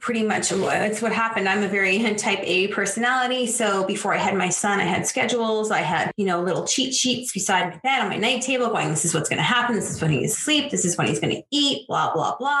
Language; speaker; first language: English; native; English